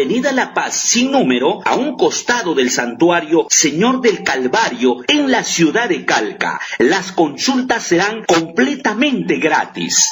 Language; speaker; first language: Spanish; native; Spanish